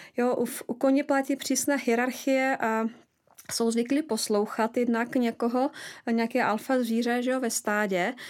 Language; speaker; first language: Czech; non-native, fluent; Russian